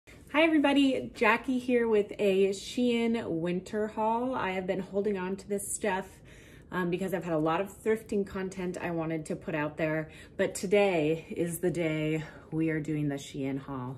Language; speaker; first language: English; native; English